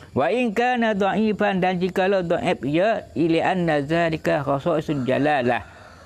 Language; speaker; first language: Malay; native; Malay